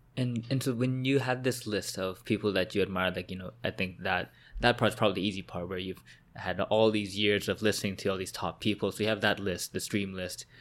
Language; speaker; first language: English; native; English